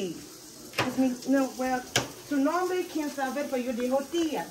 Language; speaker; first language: Spanish; non-native, learner; English